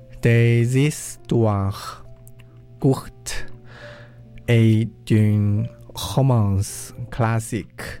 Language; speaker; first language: French; non-native, learner; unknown